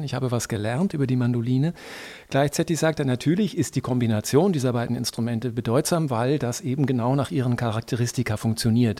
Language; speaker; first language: German; native; German